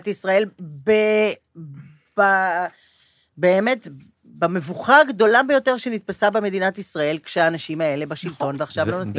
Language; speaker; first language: Hebrew; native; Hebrew